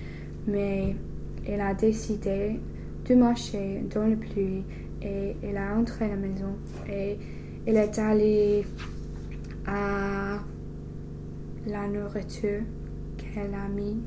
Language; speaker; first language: French; non-native, learner; English